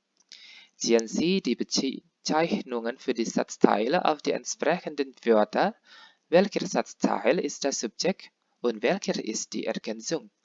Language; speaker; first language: German; non-native, fluent; Indonesian